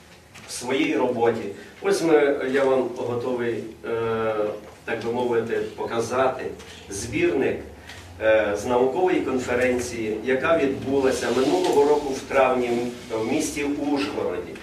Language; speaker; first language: Ukrainian; native; Ukrainian